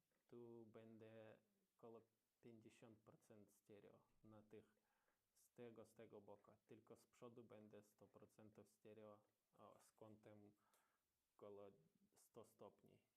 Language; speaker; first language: Polish; non-native, learner; Ukrainian